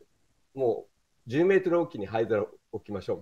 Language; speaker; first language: Japanese; native; Japanese